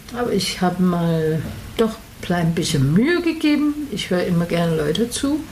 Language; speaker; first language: German; non-native, learner; Chinese